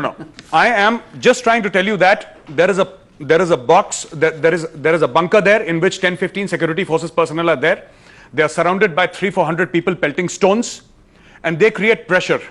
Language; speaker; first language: English; non-native, local second language; Hindi